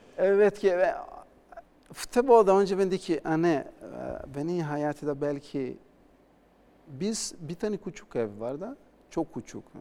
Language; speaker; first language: Turkish; non-native, learner; Portuguese